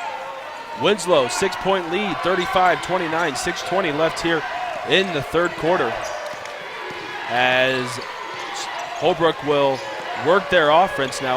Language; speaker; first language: English; native; English